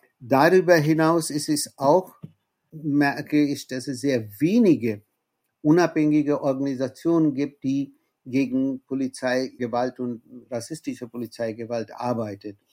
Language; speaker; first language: German; non-native, fluent; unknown